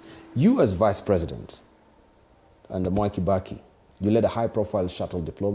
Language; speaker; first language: English; non-native, local second language; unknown